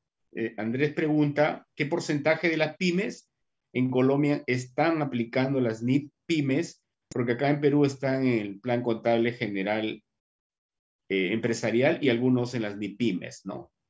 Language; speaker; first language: Spanish; native; Spanish